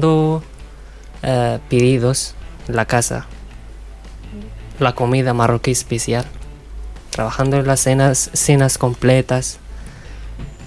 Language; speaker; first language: Spanish; non-native, learner; Arabic